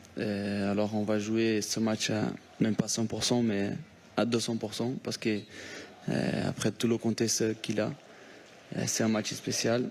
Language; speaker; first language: French; non-native, fluent; Portuguese